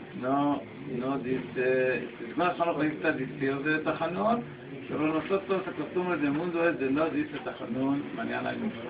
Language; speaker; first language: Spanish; non-native, learner; Hebrew